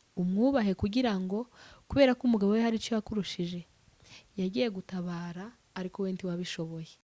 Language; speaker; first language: Kinyarwanda; native; Kinyarwanda